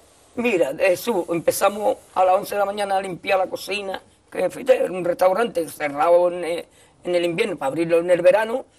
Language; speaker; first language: Spanish; native; Spanish